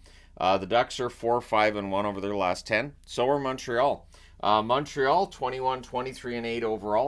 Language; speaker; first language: English; native; English